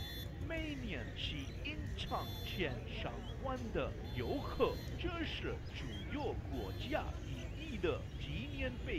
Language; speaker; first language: Chinese; non-native, learner; Hindi